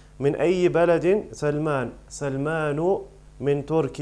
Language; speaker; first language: Arabic; non-native, fluent; English